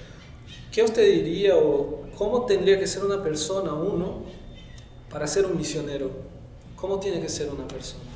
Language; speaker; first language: Spanish; non-native, fluent; Portuguese